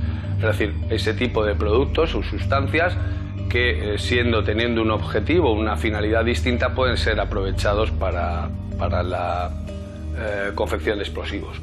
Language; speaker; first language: Spanish; native; Spanish